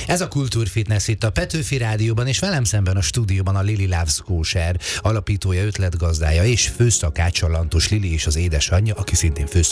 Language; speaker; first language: Hungarian; native; Hungarian